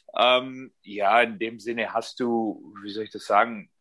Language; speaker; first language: German; native; German